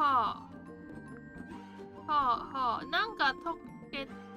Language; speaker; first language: Japanese; non-native, learner; Chinese